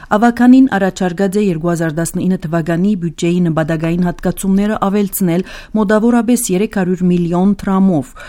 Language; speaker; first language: Armenian; early bilingual, heritage; Armenian